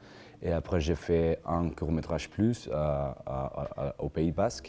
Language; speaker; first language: French; non-native, learner; Spanish